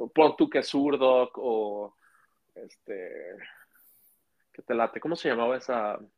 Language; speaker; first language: Spanish; native; Spanish